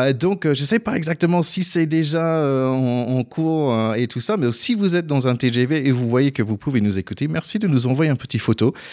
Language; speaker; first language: French; non-native, fluent; English